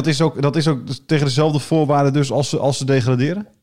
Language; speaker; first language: Dutch; native; Dutch